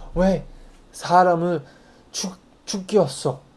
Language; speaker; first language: Korean; non-native, learner; English